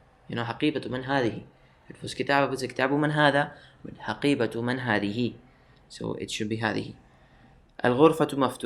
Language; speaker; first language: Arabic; non-native, fluent; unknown